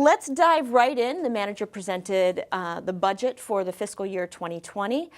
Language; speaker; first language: English; native; English